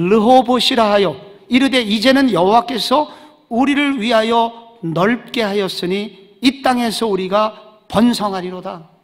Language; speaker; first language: Korean; native; Korean